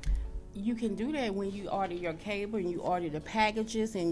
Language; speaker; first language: English; native; English